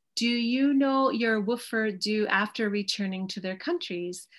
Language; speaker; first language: English; native; English